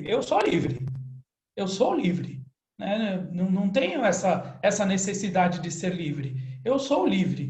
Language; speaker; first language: Portuguese; native; Portuguese